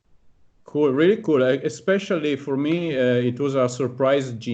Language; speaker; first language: English; non-native, fluent; Italian